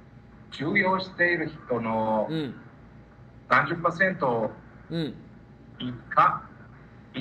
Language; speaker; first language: Japanese; non-native, learner; Spanish